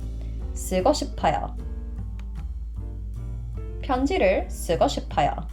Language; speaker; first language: Korean; non-native, fluent; English